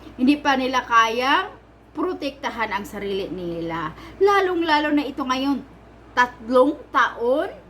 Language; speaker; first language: Filipino; non-native, local second language; Cebuano